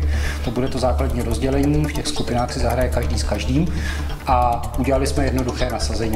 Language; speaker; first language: Czech; native; Czech